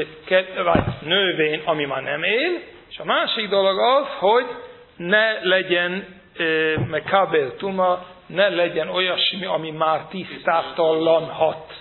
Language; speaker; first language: Hungarian; non-native, fluent; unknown